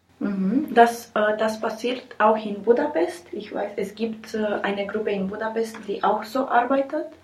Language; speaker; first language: German; non-native, learner; Romanian